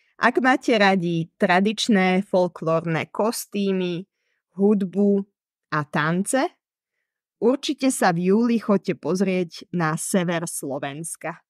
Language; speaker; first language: Slovak; native; Slovak